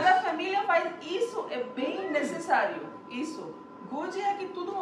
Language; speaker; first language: Portuguese; non-native, learner; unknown